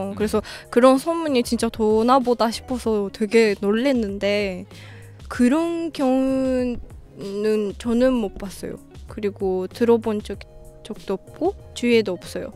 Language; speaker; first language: Korean; non-native, fluent; Japanese